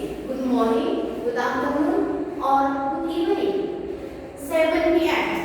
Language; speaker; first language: English; non-native, fluent; Indonesian